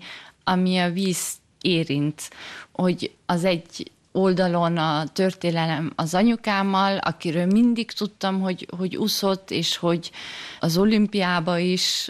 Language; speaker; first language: Hungarian; early bilingual, heritage; German